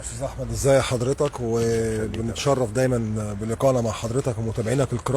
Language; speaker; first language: Arabic; native; Arabic